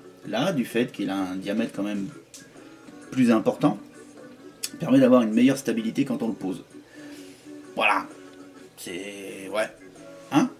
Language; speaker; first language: French; native; French